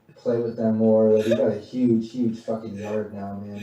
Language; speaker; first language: English; native; English